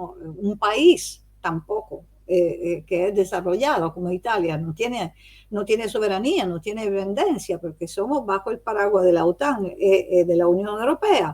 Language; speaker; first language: Spanish; non-native, fluent; Italian